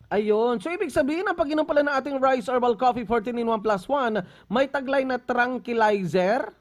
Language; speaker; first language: Filipino; non-native, local second language; Bikol